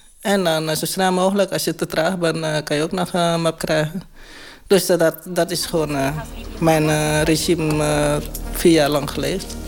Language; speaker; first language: Dutch; non-native, learner; Khmer